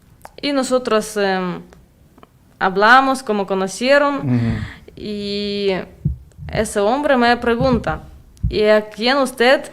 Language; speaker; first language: Spanish; non-native, learner; Russian